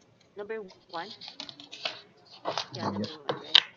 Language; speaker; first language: English; non-native, fluent; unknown